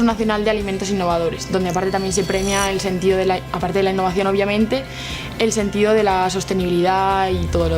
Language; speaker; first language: Spanish; native; Spanish